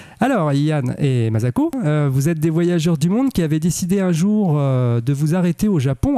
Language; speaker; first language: French; native; French